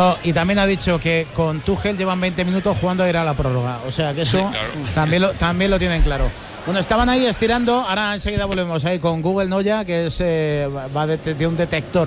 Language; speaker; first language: Spanish; native; Spanish